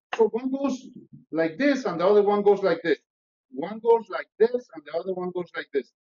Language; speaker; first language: English; non-native, fluent; Spanish